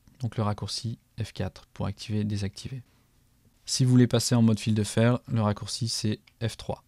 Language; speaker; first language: French; native; French